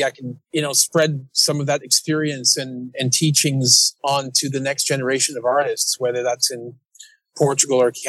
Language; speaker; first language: English; native; English